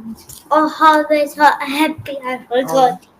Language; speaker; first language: English; non-native, learner; Hindi